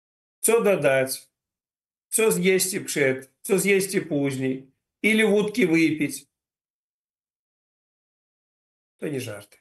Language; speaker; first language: Polish; non-native, learner; Ukrainian